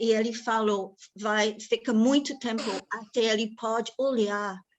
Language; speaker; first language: Portuguese; non-native, fluent; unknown